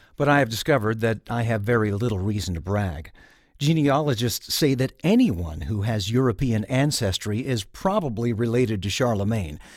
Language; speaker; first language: English; native; English